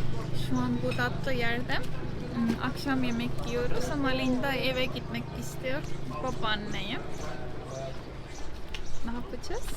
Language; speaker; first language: Turkish; non-native, learner; Estonian